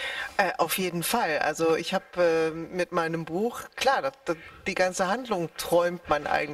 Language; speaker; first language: German; native; German